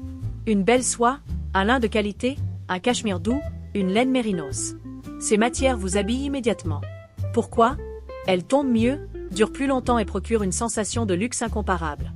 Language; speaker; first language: French; native; French